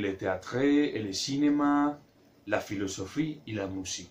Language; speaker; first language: French; non-native, learner; Spanish